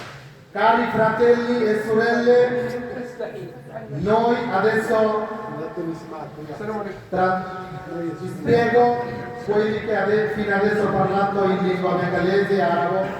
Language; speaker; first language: Italian; non-native, learner; Bangla